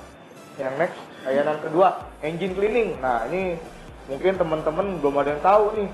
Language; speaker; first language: Malay; native; Malay